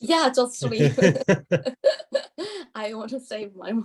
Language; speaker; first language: English; non-native, learner; Korean